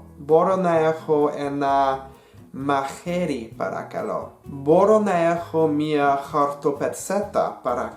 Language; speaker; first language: Greek; non-native, learner; English